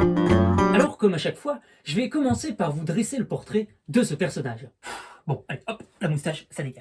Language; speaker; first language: French; native; French